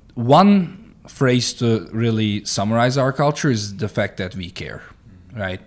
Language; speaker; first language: English; non-native, fluent; Turkish